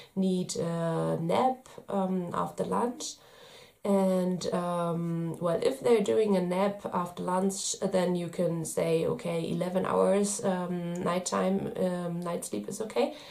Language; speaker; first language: English; non-native, fluent; German